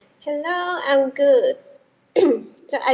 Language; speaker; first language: English; non-native, learner; Vietnamese